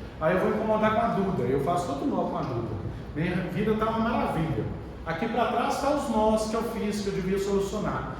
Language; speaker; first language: Portuguese; native; Portuguese